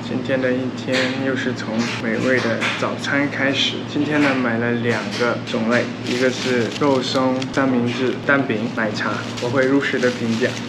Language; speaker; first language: Chinese; non-native, fluent; Korean